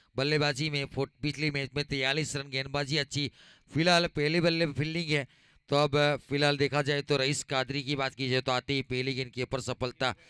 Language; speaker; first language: Hindi; non-native, local second language; Gujarati